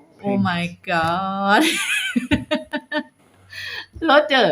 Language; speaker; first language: English; non-native, learner; Thai